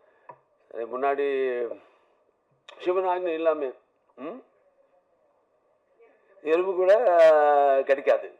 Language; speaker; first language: Tamil; non-native, learner; Telugu